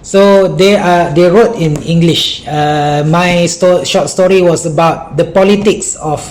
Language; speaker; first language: English; non-native, local second language; Malay